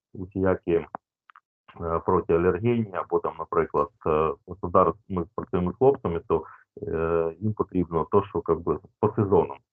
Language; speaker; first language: Ukrainian; non-native, local second language; Russian